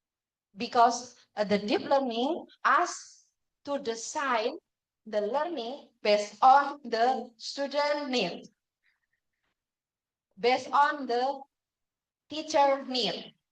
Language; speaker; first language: English; non-native, fluent; Indonesian